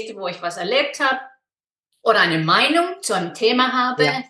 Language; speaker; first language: German; non-native, fluent; Icelandic